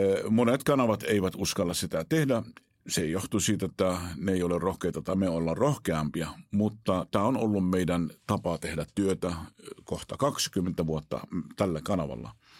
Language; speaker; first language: Finnish; non-native, fluent; Arabic